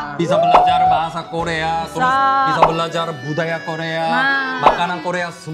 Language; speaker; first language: Indonesian; non-native, fluent; Korean